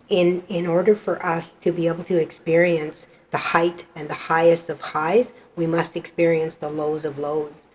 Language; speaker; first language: English; native; English